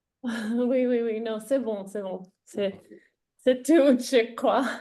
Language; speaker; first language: French; non-native, learner; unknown